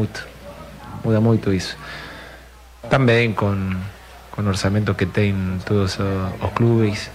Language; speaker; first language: Portuguese; non-native, fluent; Spanish